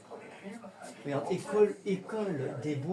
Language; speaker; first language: French; native; French